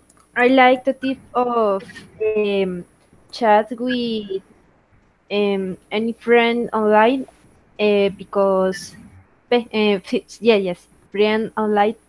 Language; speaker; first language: English; non-native, learner; Spanish